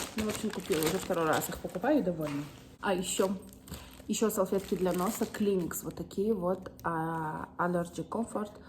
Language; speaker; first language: Russian; early bilingual, heritage; Russian